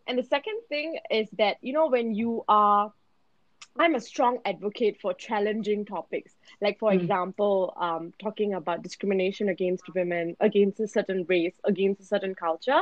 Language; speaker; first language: English; native; English